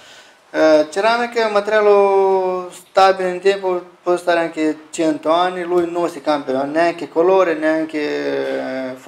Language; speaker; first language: Italian; non-native, learner; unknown